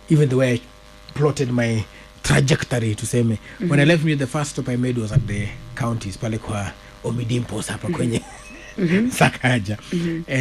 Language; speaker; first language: English; non-native, local second language; Luo (Kenya and Tanzania)